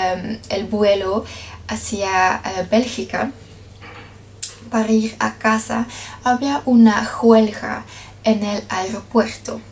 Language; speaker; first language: Spanish; non-native, learner; Dutch